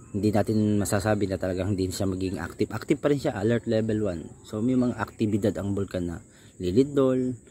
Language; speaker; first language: Filipino; native; Filipino